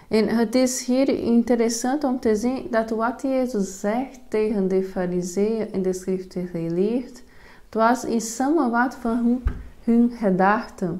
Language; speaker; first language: Dutch; non-native, fluent; Portuguese